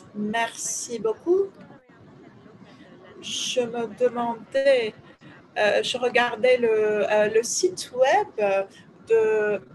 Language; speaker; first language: French; non-native, fluent; Ukrainian